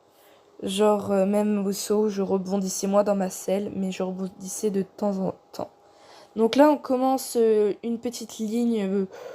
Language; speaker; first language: French; native; French